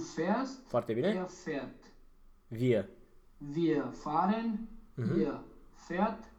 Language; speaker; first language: German; non-native, learner; Romanian